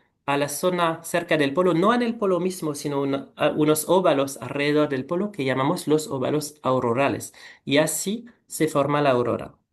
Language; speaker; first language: Spanish; non-native, fluent; French